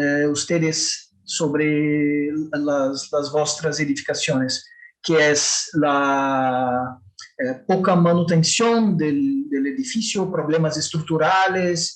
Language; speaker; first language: Spanish; non-native, fluent; Portuguese